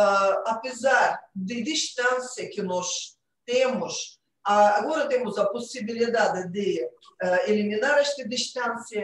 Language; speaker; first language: Portuguese; non-native, fluent; Russian